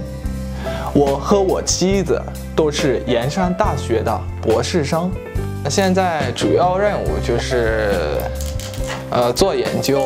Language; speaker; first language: Chinese; non-native, fluent; Malagasy